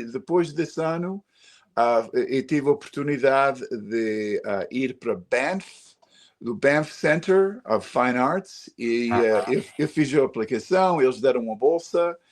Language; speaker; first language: Portuguese; early bilingual, heritage; Portuguese